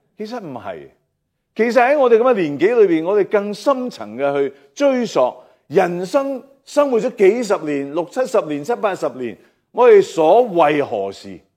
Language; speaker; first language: Chinese; non-native, local second language; Cantonese